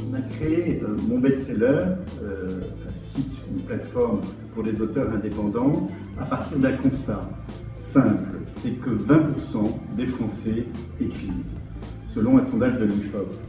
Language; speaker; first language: French; native; French